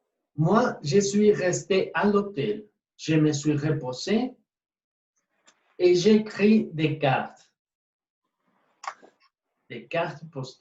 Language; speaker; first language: French; non-native, fluent; Spanish